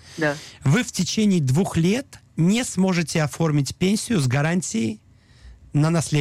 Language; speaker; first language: Russian; native; Russian